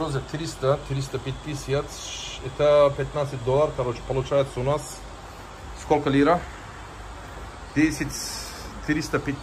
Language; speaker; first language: Russian; non-native, learner; Turkish